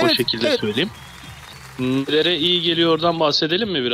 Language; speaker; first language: Turkish; native; Turkish